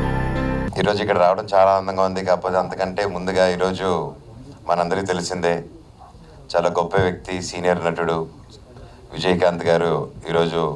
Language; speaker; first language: Telugu; native; Telugu